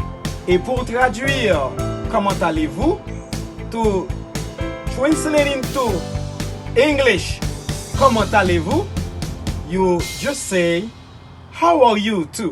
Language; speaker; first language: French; non-native, local second language; Haitian Creole